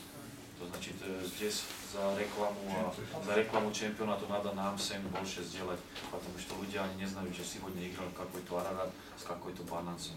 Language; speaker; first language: Russian; non-native, learner; Slovak